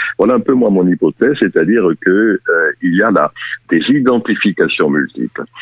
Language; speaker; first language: French; native; French